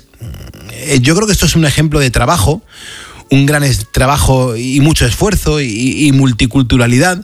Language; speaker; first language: Spanish; native; Spanish